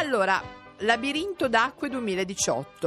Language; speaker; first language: Italian; native; Italian